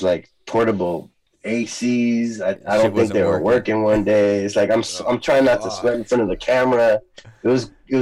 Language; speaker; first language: English; early bilingual, other home language; Spanish